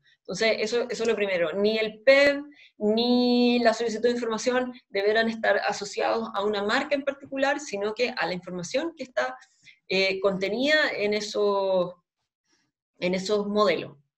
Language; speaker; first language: Spanish; native; Spanish